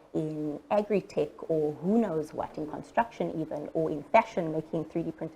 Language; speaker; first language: English; native; English